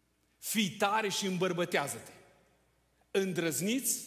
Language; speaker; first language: Romanian; native; Romanian